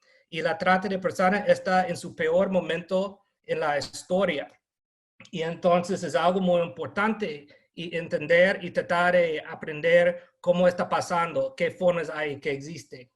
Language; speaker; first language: Spanish; non-native, fluent; English